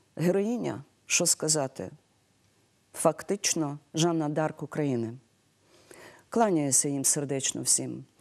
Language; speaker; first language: Ukrainian; native; Ukrainian